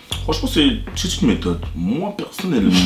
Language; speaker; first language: French; native; French